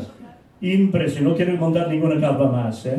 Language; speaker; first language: Spanish; non-native, fluent; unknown